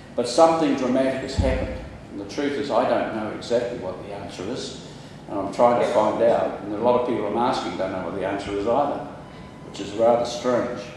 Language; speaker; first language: English; native; English